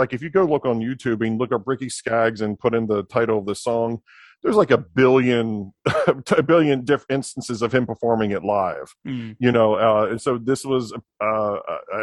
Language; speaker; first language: English; native; English